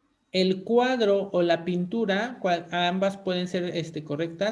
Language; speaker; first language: Spanish; native; Spanish